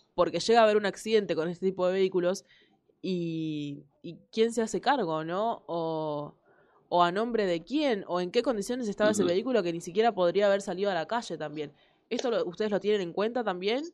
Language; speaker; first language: Spanish; native; Spanish